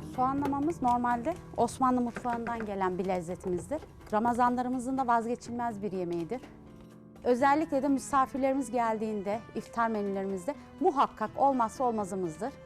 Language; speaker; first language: Turkish; native; Turkish